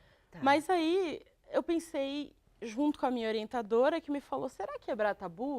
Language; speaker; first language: Portuguese; native; Portuguese